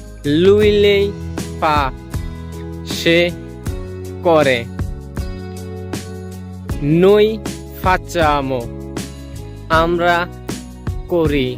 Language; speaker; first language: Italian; non-native, fluent; Bangla